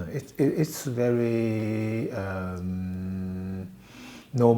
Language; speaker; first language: English; non-native, learner; Chinese